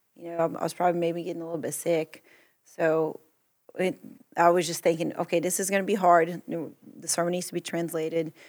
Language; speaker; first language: English; early bilingual, other home language; Portuguese